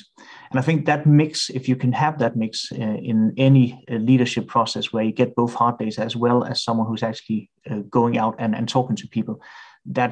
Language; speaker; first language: English; non-native, fluent; Danish